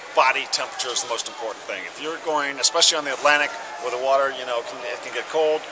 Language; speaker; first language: English; native; English